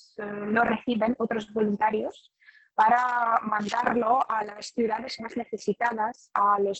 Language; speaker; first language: Spanish; non-native, fluent; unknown